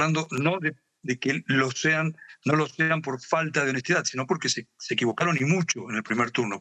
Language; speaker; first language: Spanish; native; Spanish